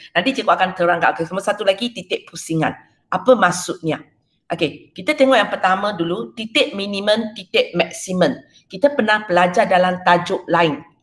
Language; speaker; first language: Malay; non-native, local second language; Chinese